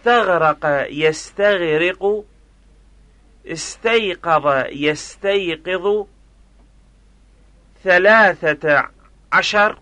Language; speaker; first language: Arabic; non-native, fluent; Persian